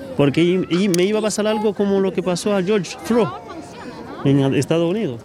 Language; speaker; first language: Spanish; non-native, learner; Haitian Creole